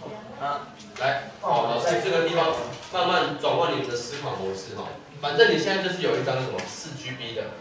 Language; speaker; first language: Chinese; native; Chinese